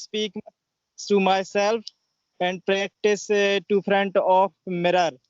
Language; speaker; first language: English; non-native, learner; Hindi